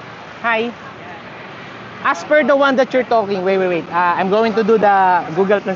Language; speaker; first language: English; non-native, local second language; Filipino